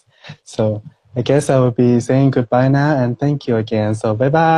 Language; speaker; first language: English; non-native, fluent; Thai